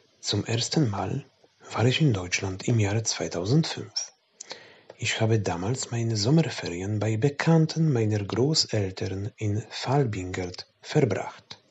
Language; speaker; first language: German; non-native, fluent; Polish